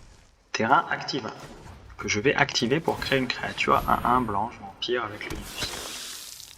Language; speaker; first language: French; native; French